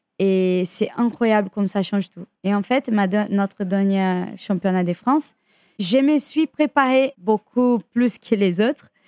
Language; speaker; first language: French; non-native, fluent; Portuguese